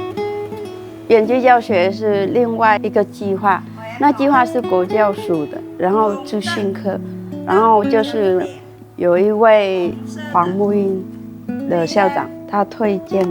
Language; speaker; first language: Chinese; non-native, fluent; Vietnamese